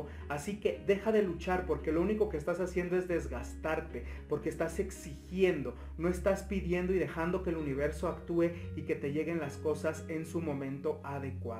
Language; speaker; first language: Spanish; native; Spanish